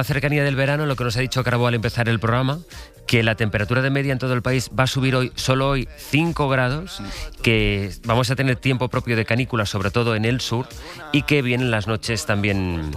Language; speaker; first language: Spanish; native; Spanish